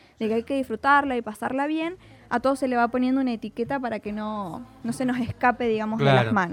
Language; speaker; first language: Spanish; native; Spanish